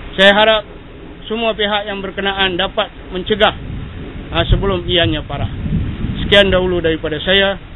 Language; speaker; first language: Malay; native; Malay